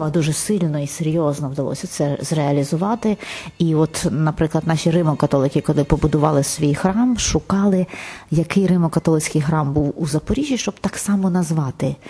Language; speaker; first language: Ukrainian; non-native, local second language; Russian